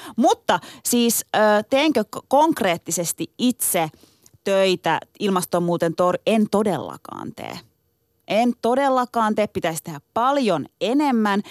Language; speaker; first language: Finnish; early bilingual, other home language; Turkish